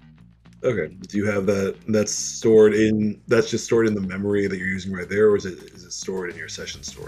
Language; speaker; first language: English; native; English